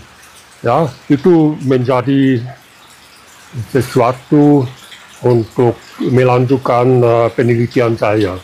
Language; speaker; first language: Indonesian; non-native, fluent; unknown